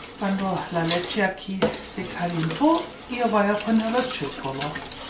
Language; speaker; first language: Spanish; non-native, fluent; Swedish